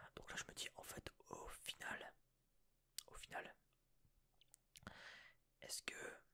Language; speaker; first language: French; native; French